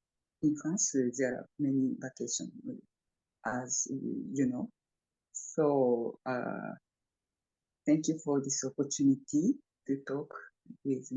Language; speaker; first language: English; non-native, fluent; Japanese